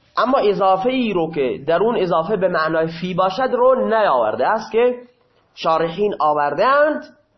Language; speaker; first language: Persian; non-native, local second language; Baluchi